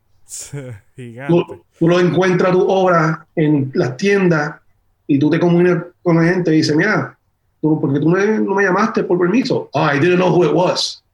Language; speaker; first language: Spanish; early bilingual, heritage; Spanish